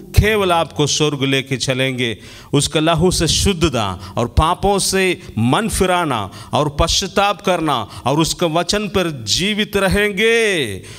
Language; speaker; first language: Hindi; non-native, local second language; Malayalam